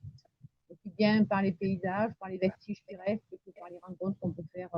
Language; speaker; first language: French; native; French